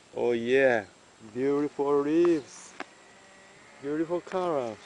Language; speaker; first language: English; non-native, learner; Japanese